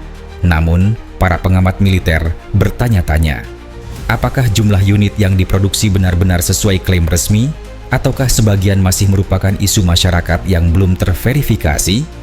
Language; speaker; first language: Indonesian; native; Indonesian